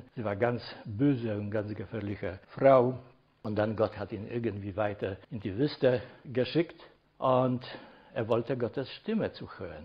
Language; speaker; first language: German; non-native, fluent; Polish